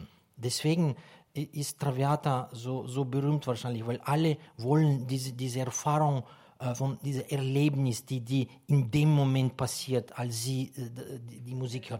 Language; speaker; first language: German; non-native, fluent; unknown